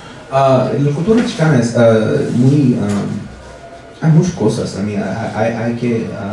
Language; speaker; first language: Spanish; non-native, learner; English